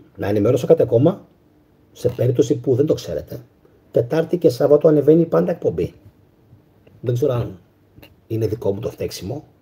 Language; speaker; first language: Greek; native; Greek